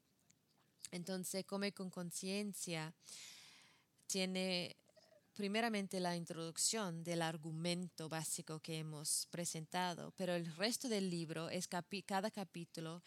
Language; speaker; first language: Spanish; non-native, fluent; English